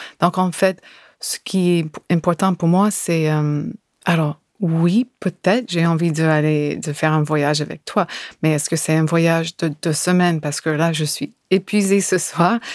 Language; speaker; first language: French; non-native, fluent; English